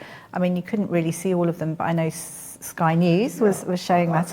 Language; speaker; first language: English; native; English